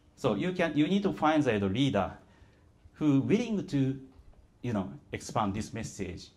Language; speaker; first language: English; non-native, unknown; Japanese